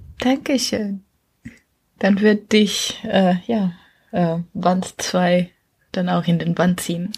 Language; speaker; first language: German; non-native, fluent; Czech